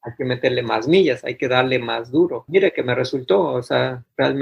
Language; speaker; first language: Spanish; native; Spanish